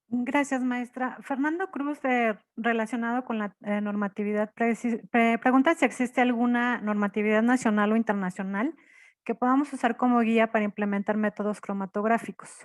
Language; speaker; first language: Spanish; native; Spanish